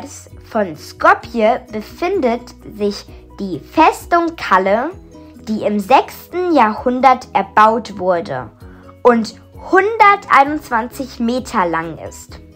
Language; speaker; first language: German; non-native, fluent; Macedonian